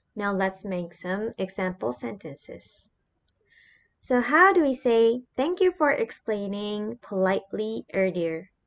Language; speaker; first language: English; non-native, fluent; Japanese